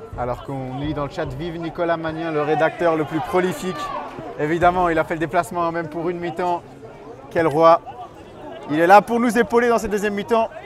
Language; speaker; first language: French; native; French